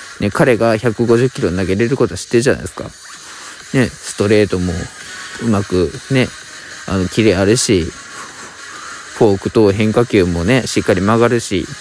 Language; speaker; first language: Japanese; native; Japanese